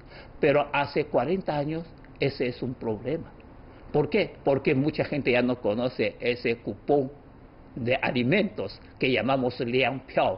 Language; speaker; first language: Spanish; non-native, fluent; Chinese